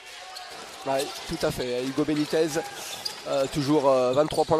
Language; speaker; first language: French; native; French